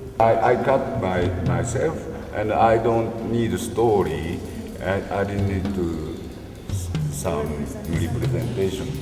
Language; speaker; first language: English; non-native, learner; Japanese